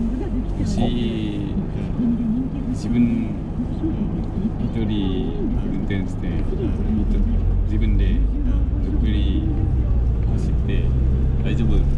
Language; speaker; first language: Japanese; non-native, learner; Vietnamese